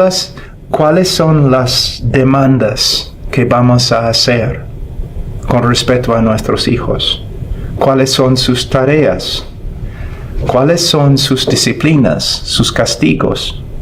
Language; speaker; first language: Spanish; non-native, fluent; English